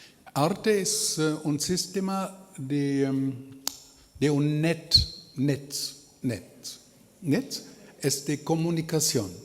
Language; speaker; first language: Spanish; non-native, learner; German